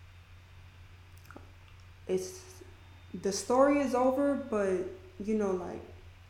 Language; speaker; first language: English; native; English